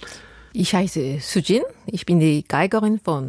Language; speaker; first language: German; non-native, fluent; Korean